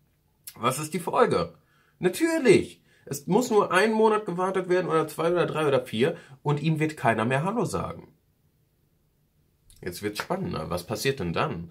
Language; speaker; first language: German; native; German